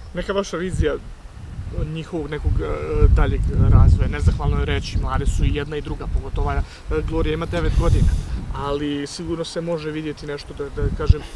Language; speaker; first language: Serbian; native; Serbian